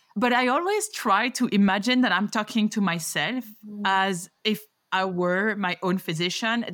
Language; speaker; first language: English; non-native, fluent; French